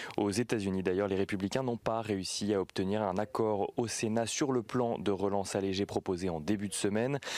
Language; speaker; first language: French; native; French